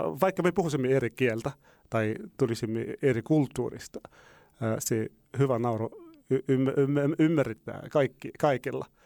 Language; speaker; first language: Finnish; non-native, fluent; Arabic